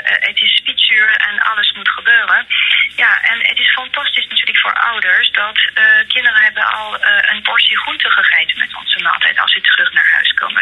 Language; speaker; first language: Dutch; non-native, fluent; French